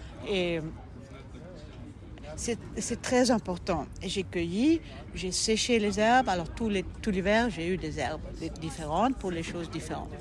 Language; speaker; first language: French; non-native, fluent; German